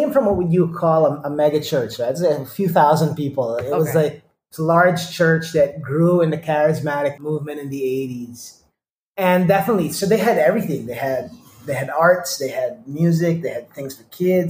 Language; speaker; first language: English; non-native, local second language; Filipino